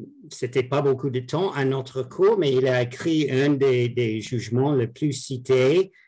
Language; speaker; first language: French; non-native, fluent; English